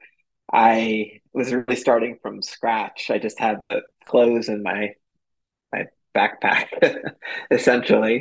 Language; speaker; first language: English; native; English